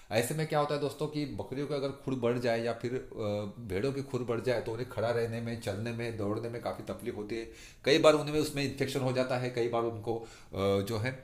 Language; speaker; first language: Hindi; non-native, local second language; Marathi